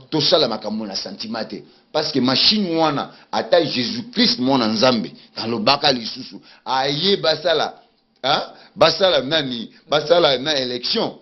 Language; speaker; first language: Lingala; native; Lingala